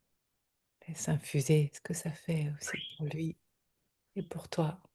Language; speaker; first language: French; native; French